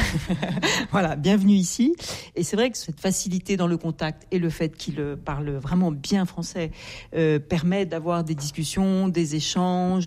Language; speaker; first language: French; native; French